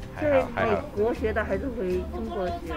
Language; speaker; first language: Chinese; non-native, local second language; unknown